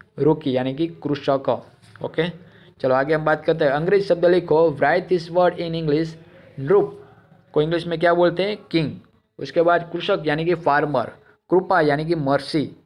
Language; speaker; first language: Hindi; non-native, local second language; Gujarati